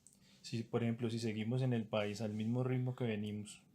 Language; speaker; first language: Spanish; native; Spanish